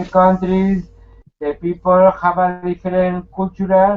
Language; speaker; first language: English; non-native, learner; Spanish